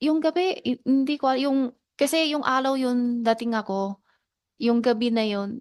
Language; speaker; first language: Filipino; non-native, learner; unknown